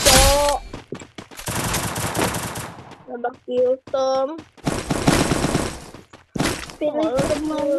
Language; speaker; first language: Indonesian; native; Indonesian